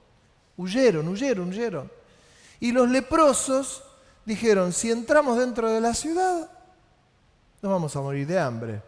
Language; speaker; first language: Spanish; native; Spanish